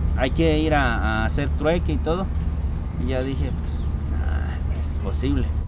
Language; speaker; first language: Spanish; non-native, local second language; Tzotzil